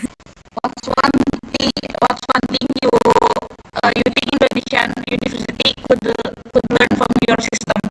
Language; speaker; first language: English; non-native, learner; Indonesian